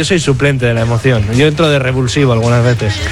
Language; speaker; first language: Spanish; native; Spanish